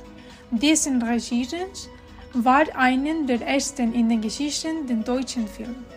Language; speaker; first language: German; non-native, learner; Spanish